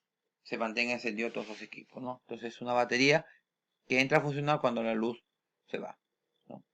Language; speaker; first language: Spanish; native; Spanish